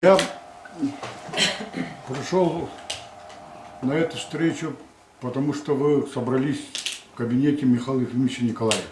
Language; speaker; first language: Russian; non-native, local second language; Yakut